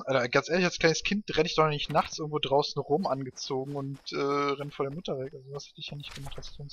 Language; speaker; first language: German; native; German